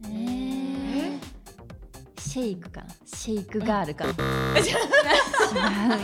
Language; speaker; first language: Japanese; native; Japanese